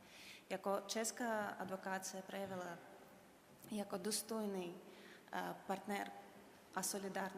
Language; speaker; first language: Czech; non-native, fluent; Ukrainian